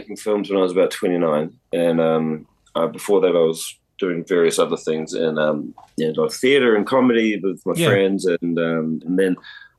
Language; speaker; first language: English; native; English